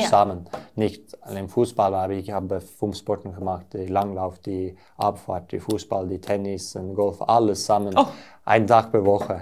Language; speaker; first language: German; non-native, learner; Norwegian